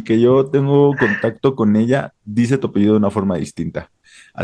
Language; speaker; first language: Spanish; native; Spanish